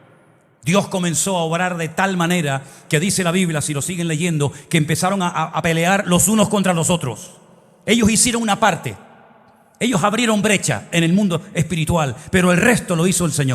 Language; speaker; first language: Spanish; native; Spanish